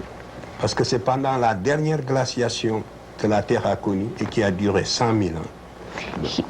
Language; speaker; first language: French; non-native, local second language; Wolof